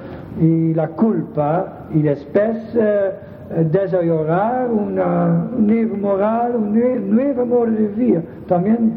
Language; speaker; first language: Spanish; non-native, fluent; Dutch